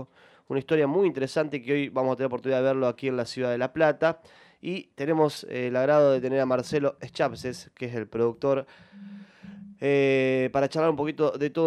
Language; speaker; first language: Spanish; native; Spanish